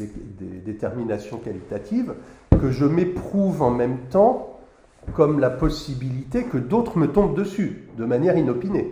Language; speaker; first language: French; native; French